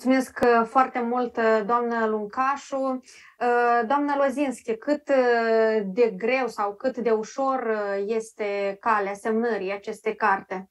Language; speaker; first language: Romanian; native; Romanian